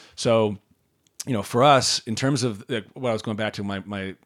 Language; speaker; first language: English; native; English